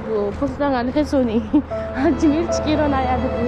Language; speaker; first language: Korean; native; Korean